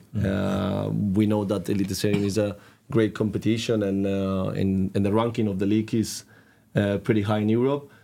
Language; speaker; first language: English; non-native, fluent; Spanish